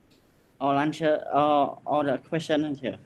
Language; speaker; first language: English; non-native, learner; Khmer